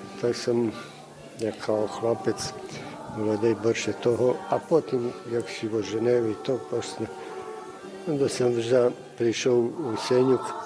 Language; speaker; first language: Ukrainian; early bilingual, heritage; Ukrainian